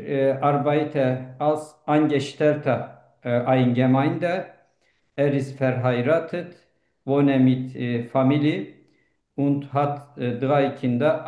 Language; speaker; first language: German; non-native, learner; Turkish